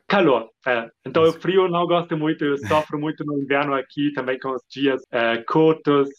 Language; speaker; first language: Portuguese; non-native, fluent; German